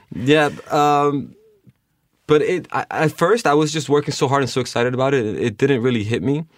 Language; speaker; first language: English; early bilingual, other home language; Spanish